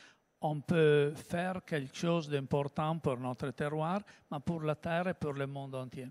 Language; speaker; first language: French; non-native, learner; Italian